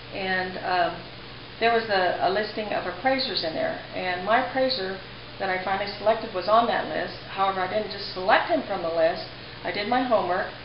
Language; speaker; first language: English; native; English